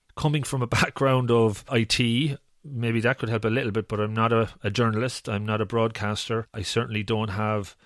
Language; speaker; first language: English; native; English